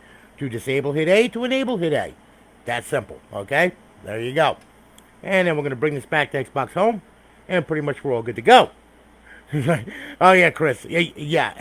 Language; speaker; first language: English; native; English